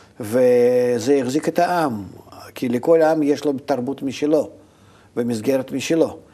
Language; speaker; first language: Hebrew; non-native, fluent; Russian